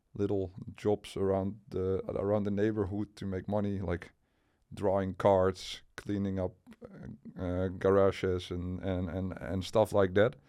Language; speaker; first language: English; non-native, fluent; Dutch